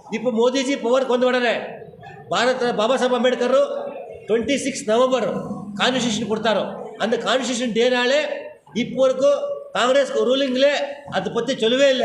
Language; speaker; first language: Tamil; non-native, learner; Kannada